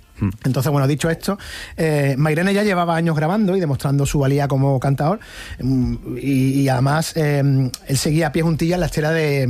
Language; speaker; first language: Spanish; native; Spanish